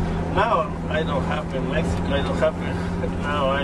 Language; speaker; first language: English; non-native, learner; Spanish